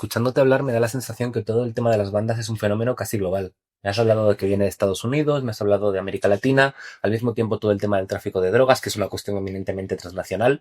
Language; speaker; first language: Spanish; native; Spanish